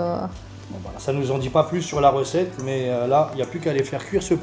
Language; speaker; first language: French; native; French